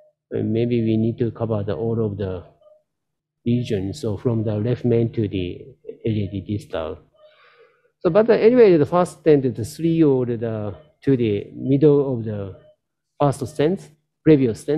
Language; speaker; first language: English; non-native, learner; Japanese